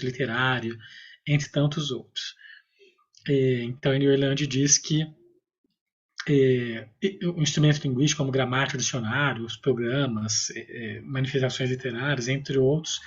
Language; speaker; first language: Portuguese; native; Portuguese